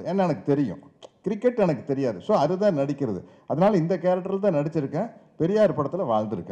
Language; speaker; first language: Tamil; native; Tamil